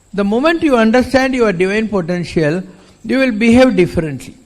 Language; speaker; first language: English; non-native, local second language; Tamil